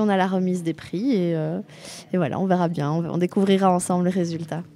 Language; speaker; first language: French; native; French